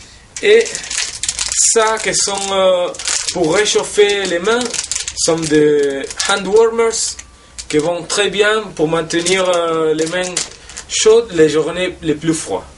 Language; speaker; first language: French; non-native, fluent; Spanish